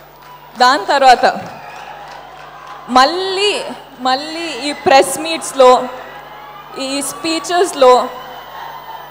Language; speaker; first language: Telugu; non-native, fluent; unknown